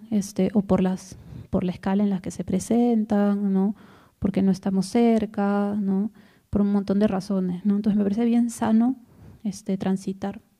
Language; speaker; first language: Spanish; native; Spanish